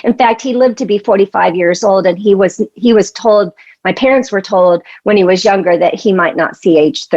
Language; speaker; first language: English; native; English